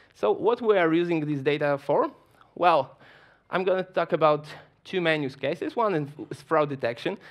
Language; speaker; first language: English; non-native, fluent; Polish